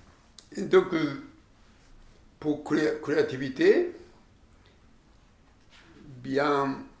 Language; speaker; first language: French; non-native, learner; Japanese